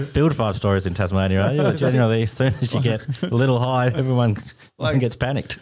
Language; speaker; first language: English; native; English